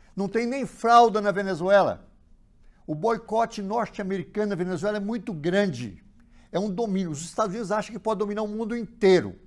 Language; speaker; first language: Portuguese; native; Portuguese